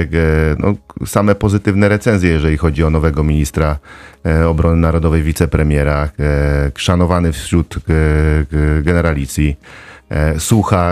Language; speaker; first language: Polish; native; Polish